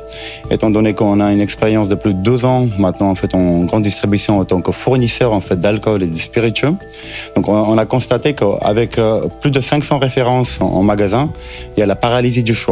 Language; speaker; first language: French; native; French